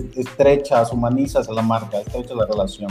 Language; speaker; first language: Spanish; native; Spanish